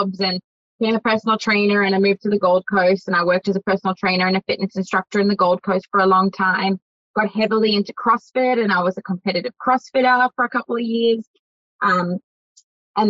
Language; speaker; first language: English; native; English